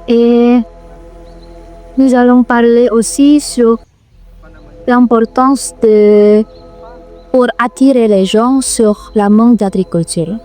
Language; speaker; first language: French; non-native, learner; Indonesian